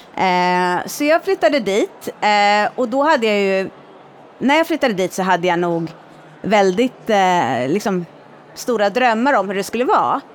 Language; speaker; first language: Swedish; native; Swedish